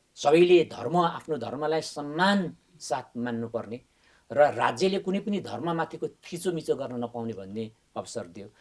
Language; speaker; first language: Nepali; non-native, local second language; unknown